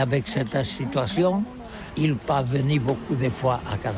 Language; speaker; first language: French; non-native, learner; Catalan